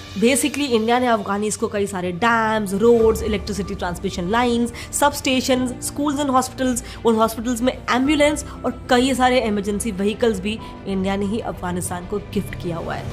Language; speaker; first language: Hindi; native; Hindi